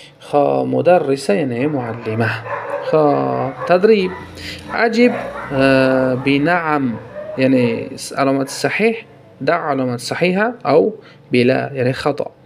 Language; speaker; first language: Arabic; non-native, fluent; Tajik